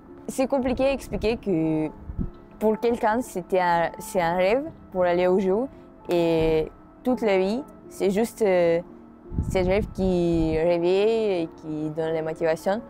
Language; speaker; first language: French; non-native, fluent; Russian